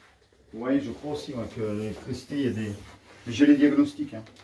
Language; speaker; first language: French; native; French